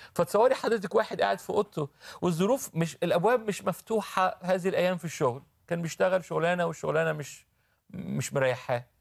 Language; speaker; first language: Arabic; native; Arabic